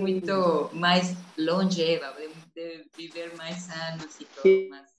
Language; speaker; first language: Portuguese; non-native, fluent; Spanish